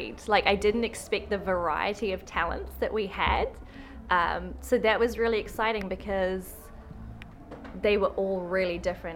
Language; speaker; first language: English; native; English